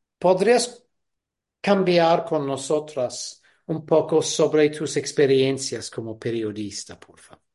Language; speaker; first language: Spanish; non-native, fluent; English